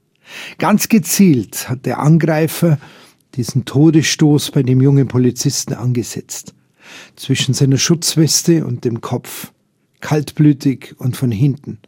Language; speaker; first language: German; native; German